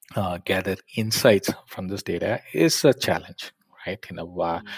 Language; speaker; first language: English; non-native, local second language; Tamil